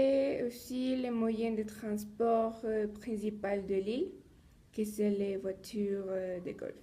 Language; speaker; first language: French; non-native, learner; Spanish